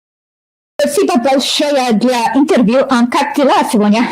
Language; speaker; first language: Russian; non-native, learner; English